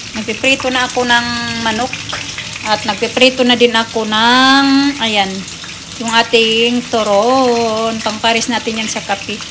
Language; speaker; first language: Filipino; native; Filipino